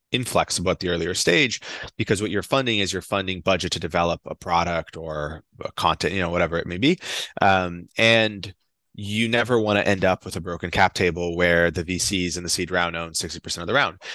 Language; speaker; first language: English; non-native, fluent; Portuguese